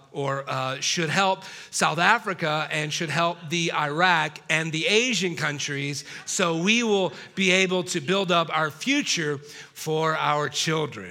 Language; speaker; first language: English; native; English